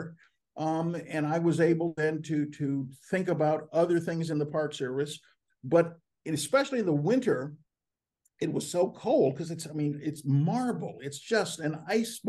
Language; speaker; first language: English; native; English